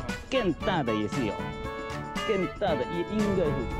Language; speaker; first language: Chinese; non-native, learner; Japanese